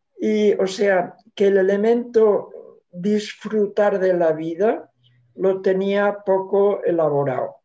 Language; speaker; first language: Spanish; non-native, local second language; Catalan